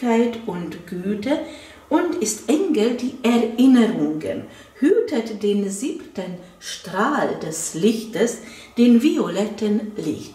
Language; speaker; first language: German; non-native, fluent; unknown